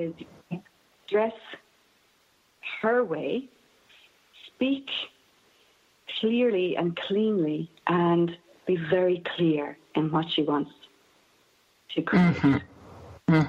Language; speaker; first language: English; native; English